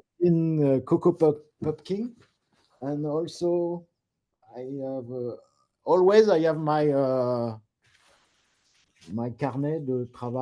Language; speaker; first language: English; non-native, learner; French